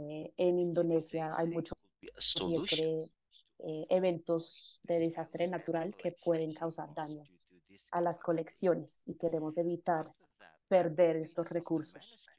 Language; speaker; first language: Spanish; non-native, fluent; Indonesian